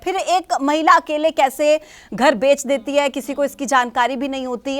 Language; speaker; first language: Hindi; native; Hindi